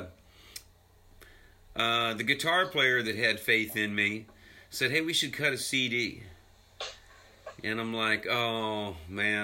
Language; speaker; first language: English; native; English